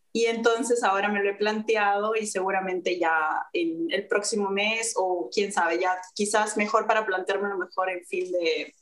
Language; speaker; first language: Spanish; native; Spanish